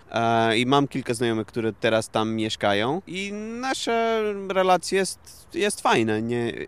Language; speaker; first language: Polish; non-native, learner; Portuguese